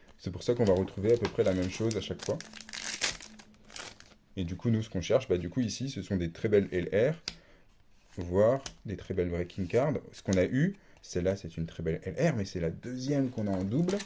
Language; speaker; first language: French; native; French